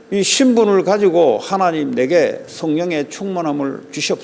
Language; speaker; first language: Korean; native; Korean